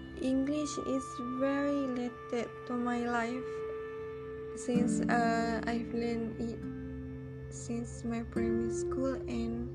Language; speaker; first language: English; non-native, learner; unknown